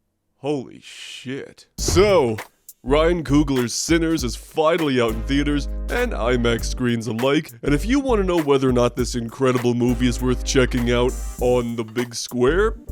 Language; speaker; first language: English; native; English